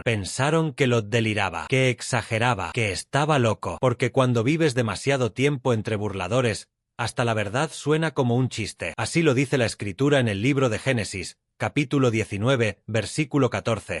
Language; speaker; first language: Spanish; native; Spanish